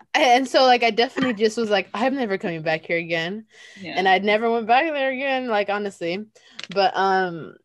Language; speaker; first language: English; native; English